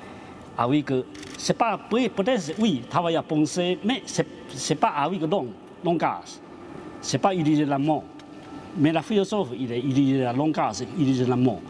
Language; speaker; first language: French; non-native, learner; Chinese